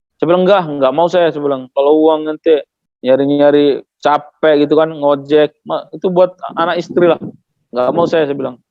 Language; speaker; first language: Indonesian; non-native, local second language; Tetum